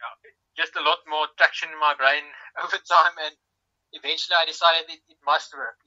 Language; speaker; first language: English; non-native, local second language; Afrikaans